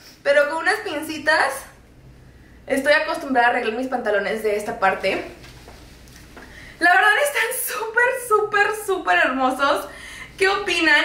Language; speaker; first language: Spanish; early bilingual, heritage; Spanish